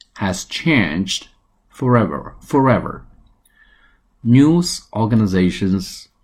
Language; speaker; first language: English; non-native, fluent; Chinese